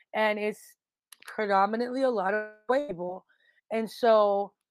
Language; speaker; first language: English; native; English